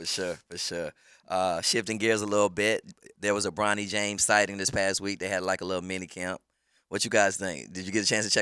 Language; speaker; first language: English; native; English